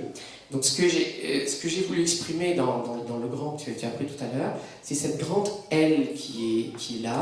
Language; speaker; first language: French; native; French